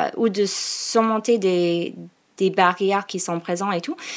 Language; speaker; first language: French; non-native, learner; English